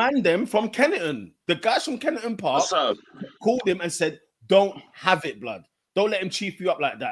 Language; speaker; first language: English; native; English